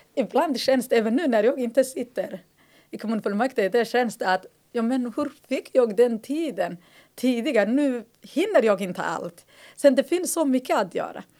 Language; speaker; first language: Swedish; non-native, fluent; Somali